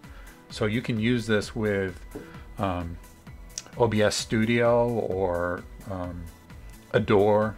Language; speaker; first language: English; native; English